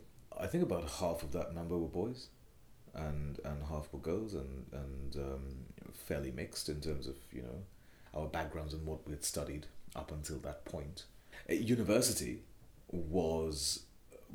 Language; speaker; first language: English; non-native, local second language; Bangla